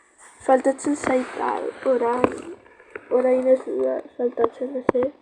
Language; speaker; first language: Basque; non-native, local second language; Spanish